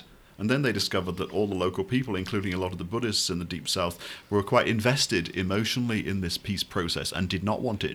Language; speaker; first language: English; native; English